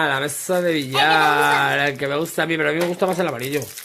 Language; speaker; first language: Spanish; native; Spanish